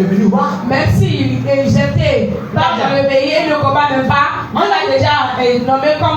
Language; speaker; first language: French; non-native, local second language; Ewe